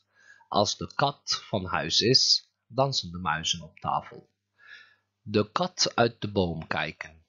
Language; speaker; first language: Dutch; non-native, fluent; Turkish